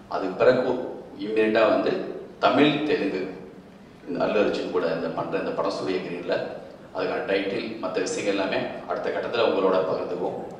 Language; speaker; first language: Tamil; native; Tamil